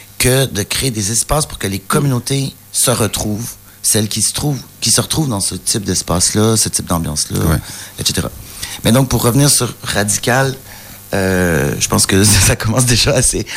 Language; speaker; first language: French; native; French